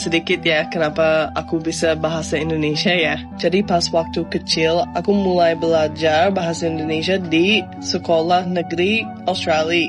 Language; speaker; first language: Indonesian; non-native, fluent; English